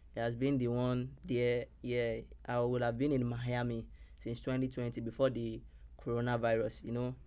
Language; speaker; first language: English; non-native, local second language; Yoruba